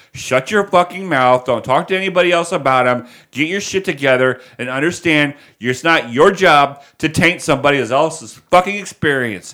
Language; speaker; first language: English; native; English